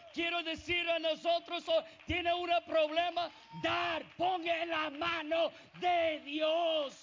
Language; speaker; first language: Spanish; non-native, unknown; English